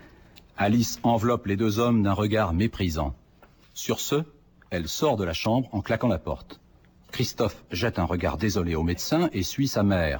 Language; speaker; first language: French; native; French